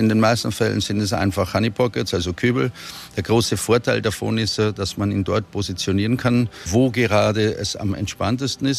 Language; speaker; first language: German; native; German